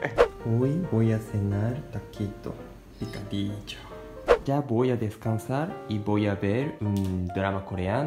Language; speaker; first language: Spanish; non-native, learner; Japanese